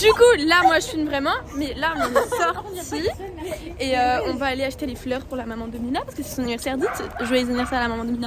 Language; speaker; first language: French; native; French